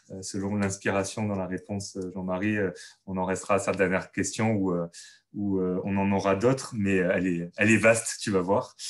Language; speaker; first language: French; native; French